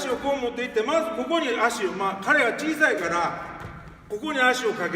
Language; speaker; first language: Japanese; native; Japanese